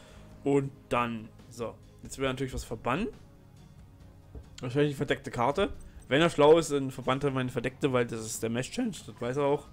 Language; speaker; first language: German; native; German